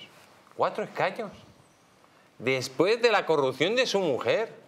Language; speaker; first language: Spanish; native; Spanish